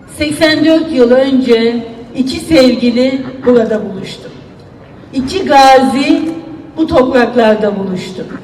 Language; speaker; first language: Turkish; native; Turkish